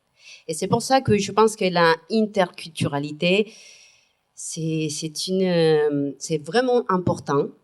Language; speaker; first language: French; non-native, fluent; Spanish